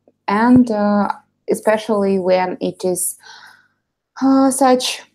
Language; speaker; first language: English; non-native, fluent; Russian